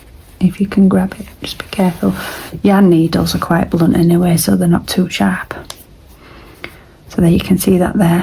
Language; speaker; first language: English; native; English